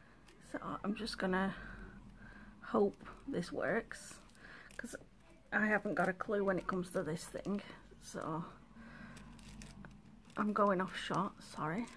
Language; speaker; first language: English; native; English